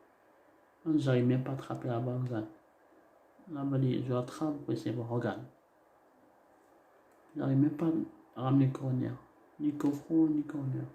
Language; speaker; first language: French; non-native, learner; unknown